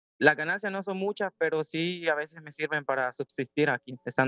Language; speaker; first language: Spanish; native; Spanish